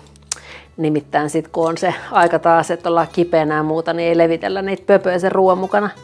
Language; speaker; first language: Finnish; native; Finnish